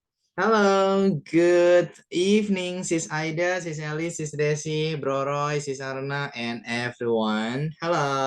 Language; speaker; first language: English; non-native, fluent; Indonesian